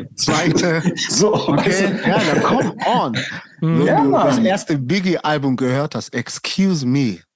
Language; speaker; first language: German; native; German